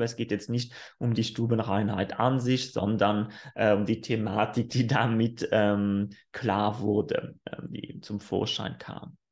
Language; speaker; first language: German; non-native, fluent; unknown